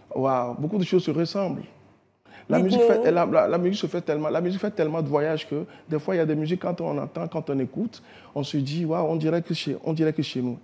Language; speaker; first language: French; non-native, local second language; Ewe